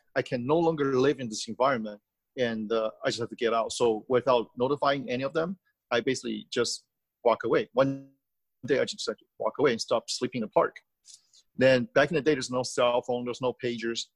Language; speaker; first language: English; early bilingual, other home language; Chinese